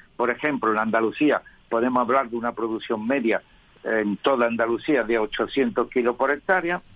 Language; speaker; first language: Spanish; native; Spanish